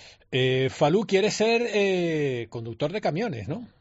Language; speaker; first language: Spanish; native; Spanish